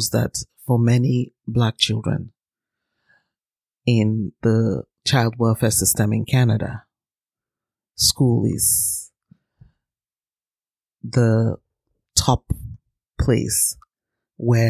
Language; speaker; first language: English; non-native, local second language; Yoruba